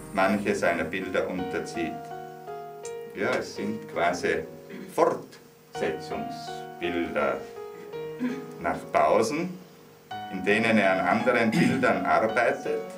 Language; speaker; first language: German; native; German